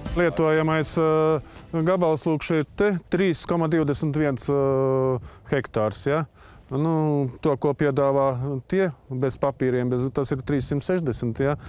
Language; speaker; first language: Latvian; native; Latvian